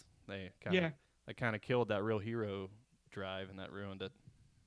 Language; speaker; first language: English; native; English